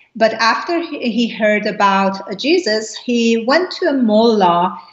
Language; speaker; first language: English; non-native, fluent; Persian